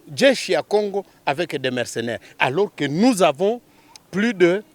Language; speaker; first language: French; non-native, local second language; Swahili